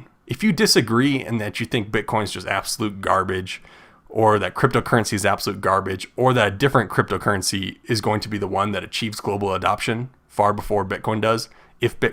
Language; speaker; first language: English; native; English